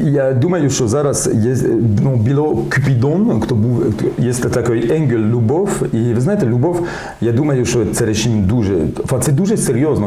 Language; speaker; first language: Ukrainian; non-native, learner; French